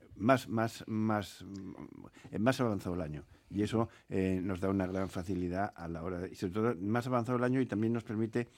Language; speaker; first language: Spanish; native; Spanish